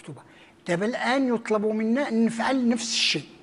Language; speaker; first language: Arabic; native; Arabic